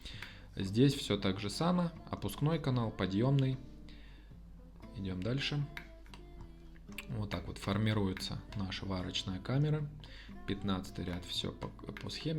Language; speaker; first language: Russian; native; Russian